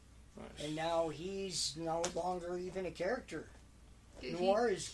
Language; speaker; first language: English; native; English